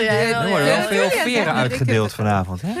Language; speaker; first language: Dutch; native; Dutch